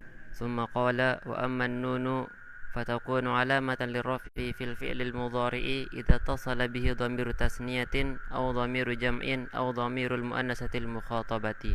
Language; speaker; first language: Arabic; non-native, fluent; Indonesian